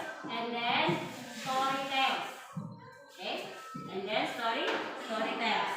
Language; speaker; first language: English; non-native, learner; Indonesian